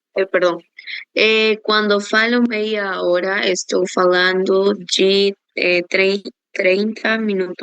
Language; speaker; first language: Portuguese; non-native, learner; Spanish